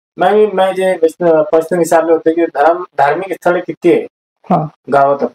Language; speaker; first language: Marathi; non-native, local second language; Urdu